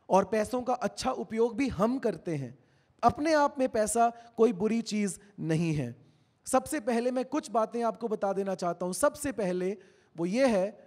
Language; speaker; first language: Hindi; native; Hindi